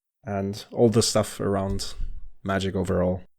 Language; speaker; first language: English; non-native, fluent; German